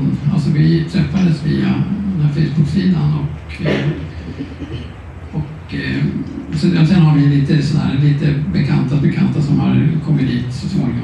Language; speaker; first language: Swedish; native; Swedish